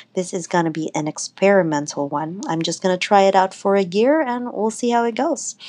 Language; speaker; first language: English; non-native, local second language; Cebuano